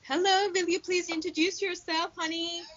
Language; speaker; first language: English; non-native, fluent; Persian